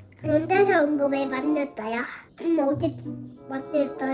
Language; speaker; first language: Korean; early bilingual, other home language; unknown